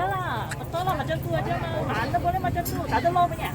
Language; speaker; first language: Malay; non-native, local second language; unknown